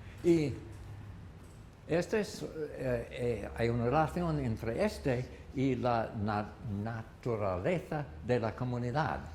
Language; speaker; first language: Spanish; non-native, learner; English